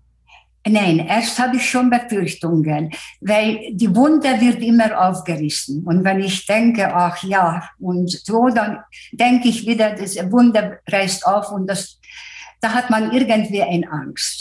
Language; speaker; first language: German; non-native, fluent; Hungarian